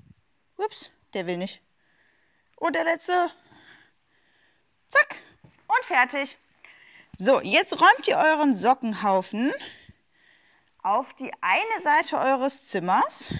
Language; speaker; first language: German; native; German